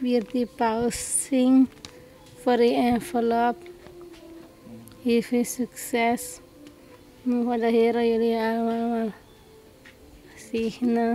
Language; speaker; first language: Dutch; non-native, local second language; Caribbean Hindustani